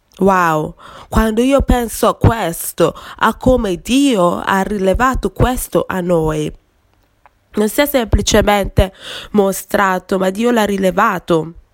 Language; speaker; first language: Italian; non-native, fluent; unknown